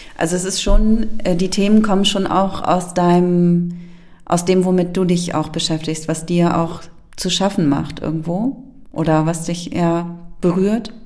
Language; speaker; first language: German; native; German